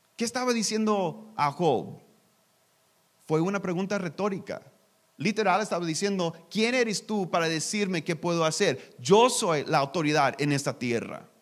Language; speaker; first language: Spanish; non-native, learner; English